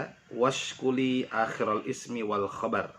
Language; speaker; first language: Arabic; non-native, fluent; Indonesian